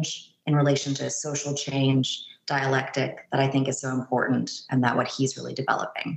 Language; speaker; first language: English; native; English